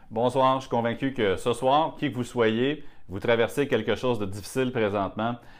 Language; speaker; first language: French; native; French